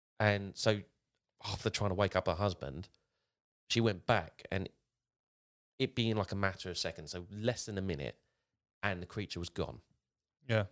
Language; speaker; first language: English; native; English